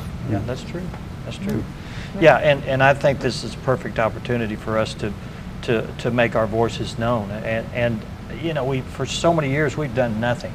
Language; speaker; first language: English; native; English